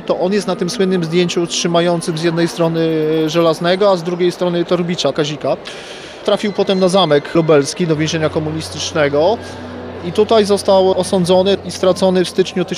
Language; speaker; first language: Polish; native; Polish